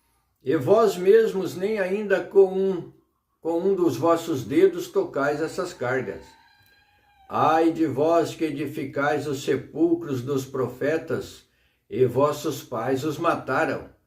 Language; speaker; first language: Portuguese; native; Portuguese